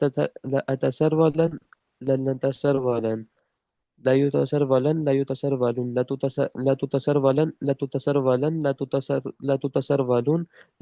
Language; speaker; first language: Arabic; non-native, learner; Urdu